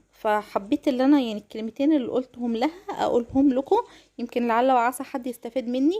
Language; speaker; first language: Arabic; native; Arabic